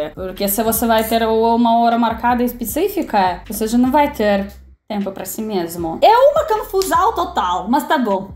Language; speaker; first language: Portuguese; non-native, fluent; Russian